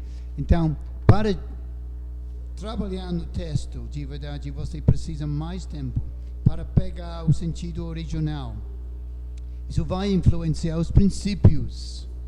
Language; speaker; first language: Portuguese; non-native, fluent; English